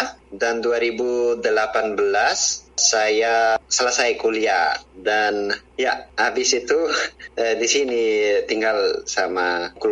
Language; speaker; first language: Indonesian; non-native, fluent; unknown